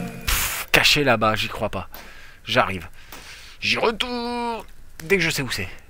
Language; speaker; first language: French; native; French